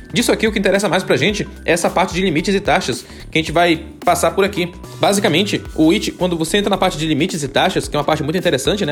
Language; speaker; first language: Portuguese; native; Portuguese